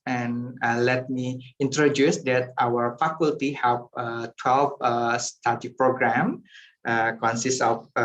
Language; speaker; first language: English; non-native, fluent; Indonesian